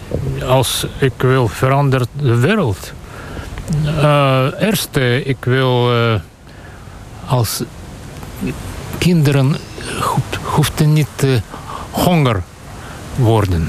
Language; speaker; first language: Dutch; non-native, learner; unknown